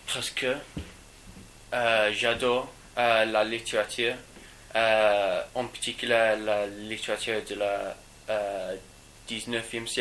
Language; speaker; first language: French; non-native, learner; English